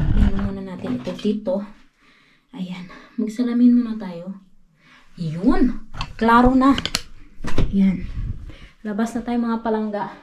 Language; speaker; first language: Filipino; non-native, local second language; Hiligaynon